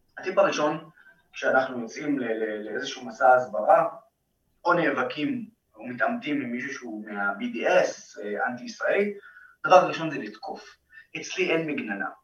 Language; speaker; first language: Hebrew; non-native, local second language; Arabic